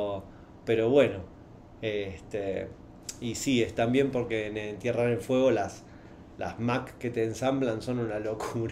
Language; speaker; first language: Spanish; native; Spanish